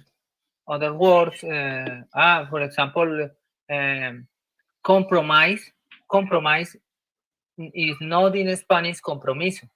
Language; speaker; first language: English; non-native, learner; Spanish